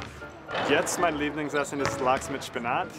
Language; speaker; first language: German; non-native, fluent; English